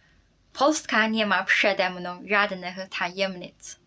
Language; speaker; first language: Polish; non-native, fluent; Chinese